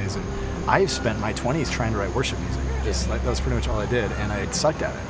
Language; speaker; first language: English; native; English